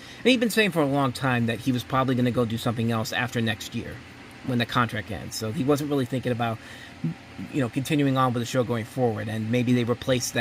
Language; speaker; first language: English; native; English